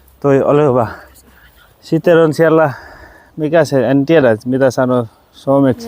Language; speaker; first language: Finnish; non-native, learner; Bangla